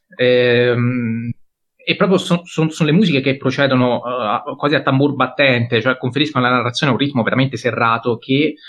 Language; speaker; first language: Italian; native; Italian